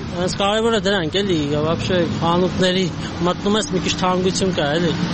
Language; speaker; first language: Armenian; native; Armenian